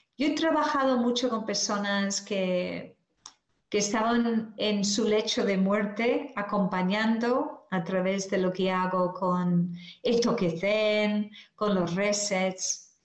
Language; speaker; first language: Spanish; non-native, fluent; English